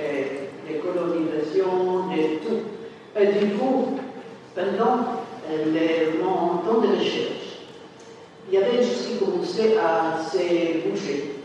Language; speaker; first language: French; non-native, fluent; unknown